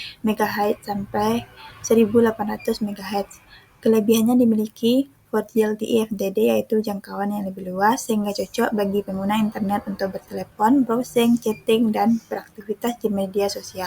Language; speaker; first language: Indonesian; native; Indonesian